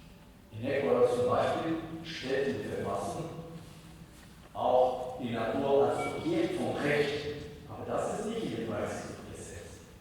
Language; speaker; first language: German; non-native, fluent; Spanish